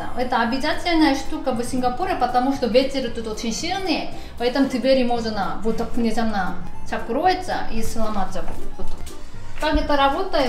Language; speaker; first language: Russian; non-native, fluent; Korean